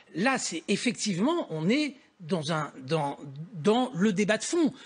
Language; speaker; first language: French; native; French